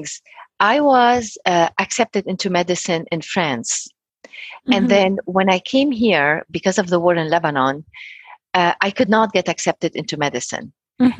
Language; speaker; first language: English; non-native, fluent; Arabic